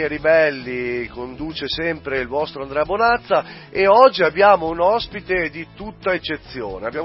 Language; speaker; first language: Italian; native; Italian